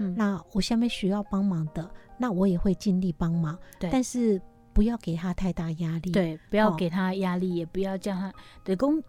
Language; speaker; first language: Chinese; native; Chinese